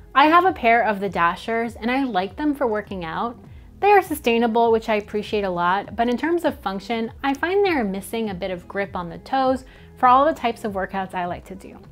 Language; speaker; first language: English; native; English